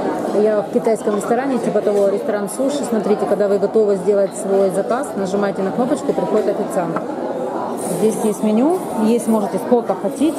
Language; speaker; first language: Russian; native; Russian